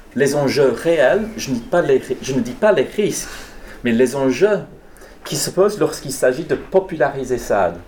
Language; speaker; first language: French; non-native, fluent; English